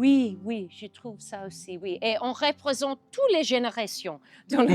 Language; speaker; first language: French; non-native, learner; English